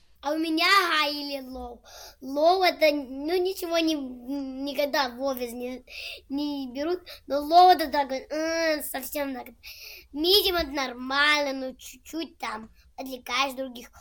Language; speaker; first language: Russian; early bilingual, heritage; Russian